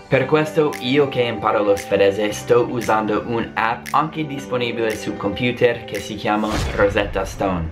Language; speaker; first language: Italian; non-native, fluent; English